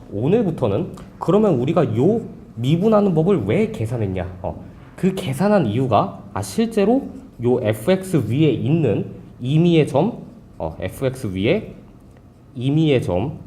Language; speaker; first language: Korean; native; Korean